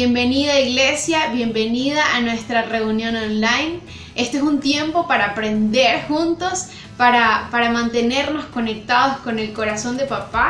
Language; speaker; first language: Spanish; native; Spanish